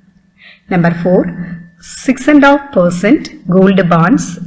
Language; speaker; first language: English; non-native, local second language; Tamil